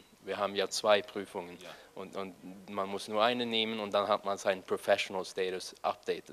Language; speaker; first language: German; non-native, fluent; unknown